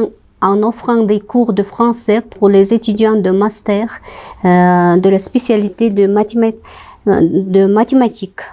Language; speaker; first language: French; non-native, fluent; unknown